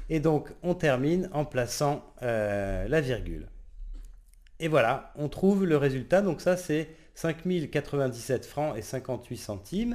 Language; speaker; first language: French; native; French